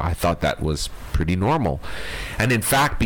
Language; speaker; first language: English; early bilingual, other home language; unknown